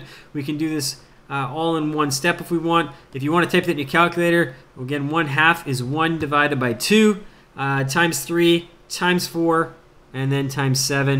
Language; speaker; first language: English; native; English